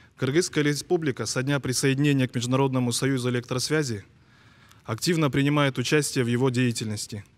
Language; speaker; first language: Russian; non-native, local second language; Kyrgyz